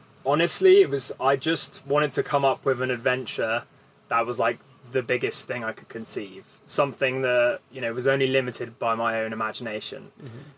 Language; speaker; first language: English; native; English